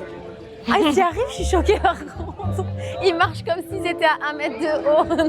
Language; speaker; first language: French; native; French